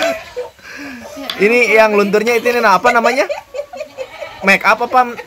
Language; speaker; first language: Indonesian; non-native, local second language; Sundanese